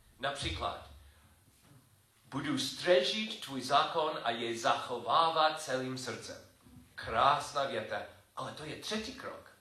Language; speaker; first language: Czech; non-native, learner; English